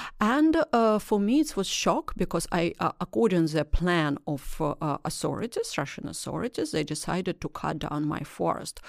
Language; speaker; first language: English; non-native, learner; Russian